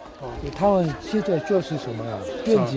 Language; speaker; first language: Chinese; non-native, fluent; Korean